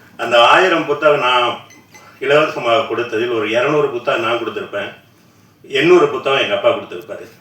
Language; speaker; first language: Tamil; native; Tamil